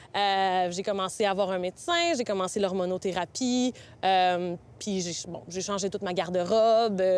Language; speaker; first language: French; native; French